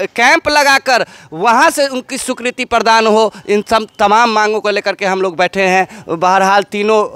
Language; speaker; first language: Hindi; native; Hindi